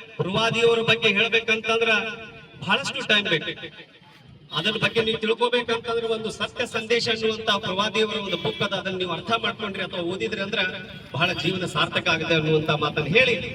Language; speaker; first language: Kannada; native; Kannada